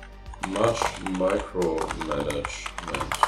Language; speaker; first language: English; non-native, learner; German